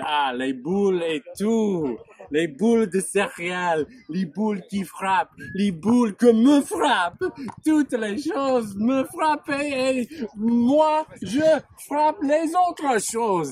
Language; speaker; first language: French; non-native, learner; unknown